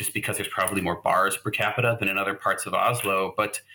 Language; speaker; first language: English; native; English